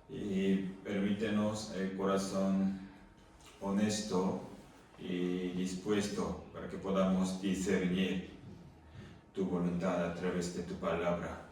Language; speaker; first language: Spanish; non-native, fluent; Korean